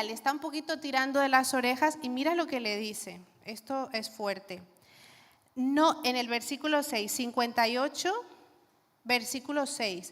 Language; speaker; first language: Spanish; native; Spanish